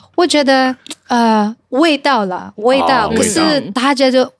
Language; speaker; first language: Chinese; non-native, fluent; Cebuano